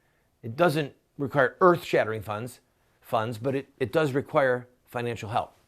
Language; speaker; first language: English; native; English